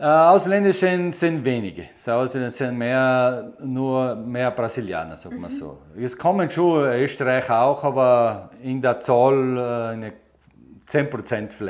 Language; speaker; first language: German; early bilingual, heritage; German